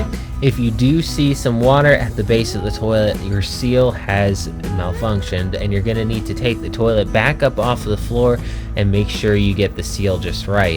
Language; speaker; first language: English; native; English